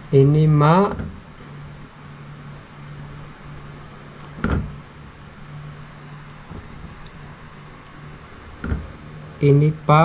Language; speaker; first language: Indonesian; non-native, local second language; Javanese